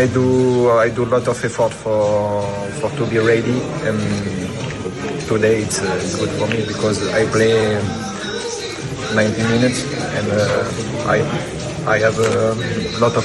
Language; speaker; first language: English; non-native, learner; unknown